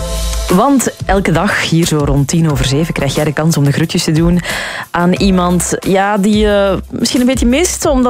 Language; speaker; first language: Dutch; native; Dutch